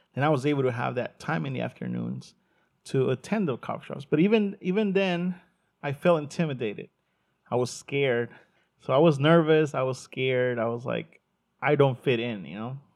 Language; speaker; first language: English; early bilingual, other home language; Spanish